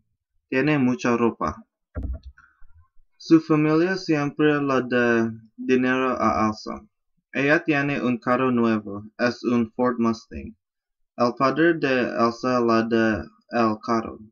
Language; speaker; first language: Spanish; non-native, learner; English